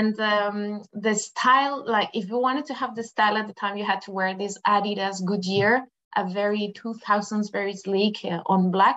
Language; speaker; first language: English; non-native, fluent; Spanish